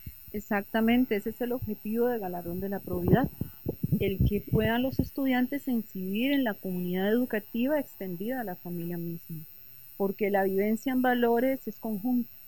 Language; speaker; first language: Spanish; native; Spanish